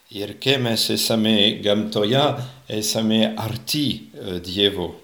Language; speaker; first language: Lithuanian; non-native, fluent; French